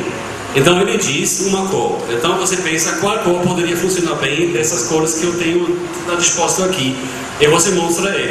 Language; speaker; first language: Portuguese; non-native, fluent; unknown